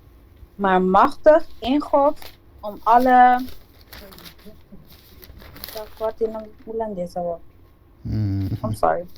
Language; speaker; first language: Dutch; non-native, local second language; Papiamento